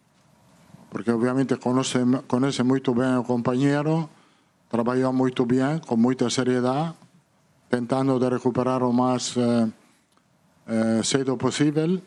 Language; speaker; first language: Portuguese; non-native, fluent; Italian